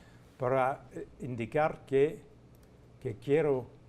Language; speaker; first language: Spanish; non-native, fluent; French